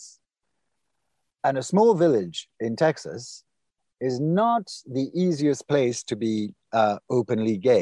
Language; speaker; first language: English; non-native, fluent; French